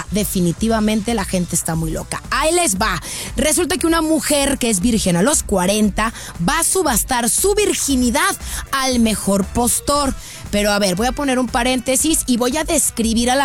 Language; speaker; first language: Spanish; native; Spanish